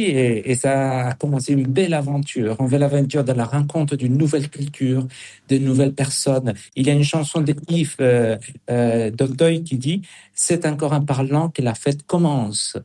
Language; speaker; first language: French; non-native, fluent; Spanish